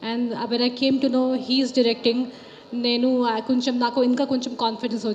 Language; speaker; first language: Telugu; non-native, local second language; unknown